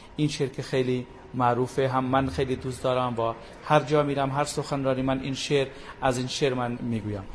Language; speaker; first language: Persian; non-native, fluent; Bangla